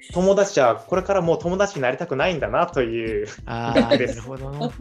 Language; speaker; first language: Japanese; non-native, fluent; Korean